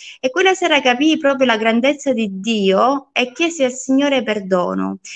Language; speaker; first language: Italian; early bilingual, other home language; Polish